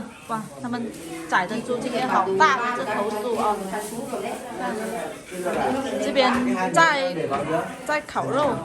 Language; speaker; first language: Chinese; non-native, fluent; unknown